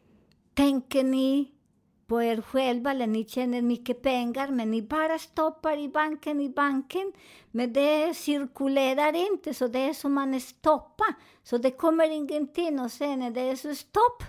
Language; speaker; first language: Swedish; non-native, learner; Spanish